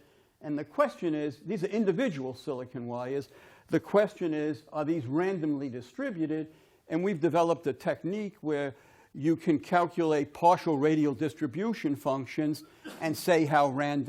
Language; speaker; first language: English; native; English